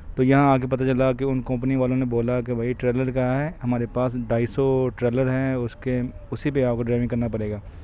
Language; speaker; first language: Urdu; non-native, local second language; Punjabi